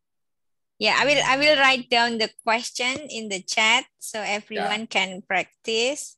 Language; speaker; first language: English; non-native, fluent; Indonesian